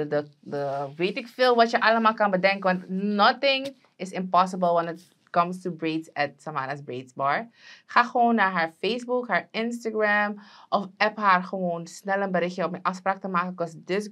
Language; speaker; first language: Dutch; native; Dutch